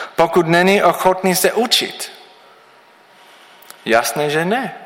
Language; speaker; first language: Czech; non-native, learner; English